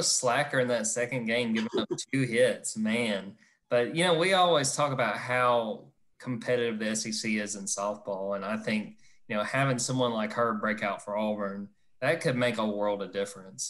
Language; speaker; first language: English; native; English